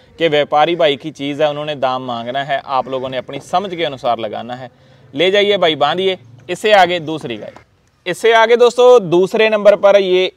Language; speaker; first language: Hindi; non-native, local second language; Punjabi